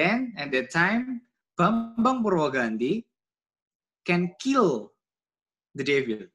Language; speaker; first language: English; non-native, learner; Indonesian